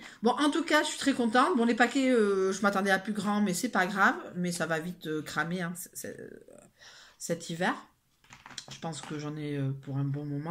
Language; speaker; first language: French; native; French